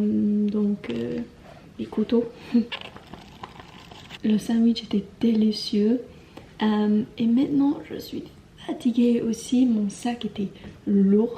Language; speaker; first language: French; non-native, learner; English